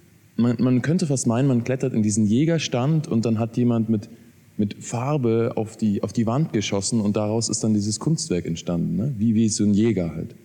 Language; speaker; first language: German; native; German